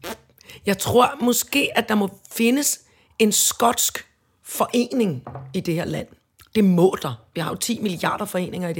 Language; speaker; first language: Danish; native; Danish